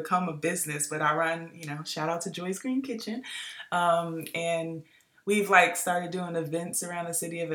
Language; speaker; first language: English; native; English